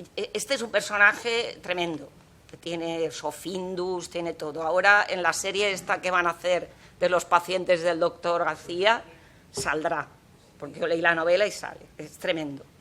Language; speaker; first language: Spanish; non-native, local second language; Catalan